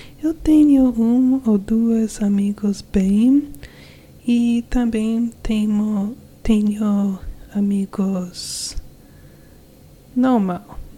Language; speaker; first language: Portuguese; non-native, learner; English